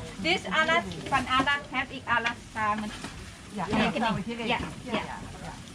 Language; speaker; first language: Dutch; non-native, learner; Thai